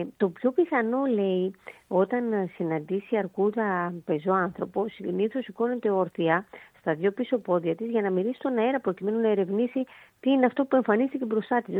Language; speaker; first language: Greek; native; Greek